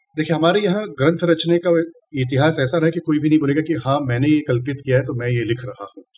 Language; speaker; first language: Hindi; non-native, local second language; Tamil